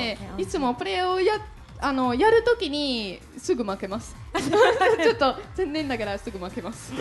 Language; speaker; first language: Japanese; non-native, learner; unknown